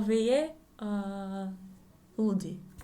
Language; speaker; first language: Russian; non-native, learner; English